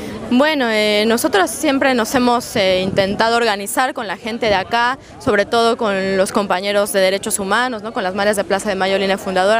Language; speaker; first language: Spanish; native; Spanish